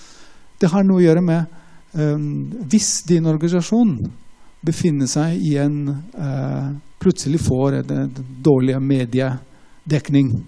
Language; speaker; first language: Norwegian; non-native, fluent; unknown